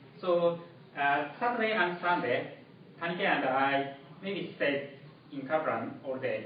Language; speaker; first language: English; non-native, learner; Japanese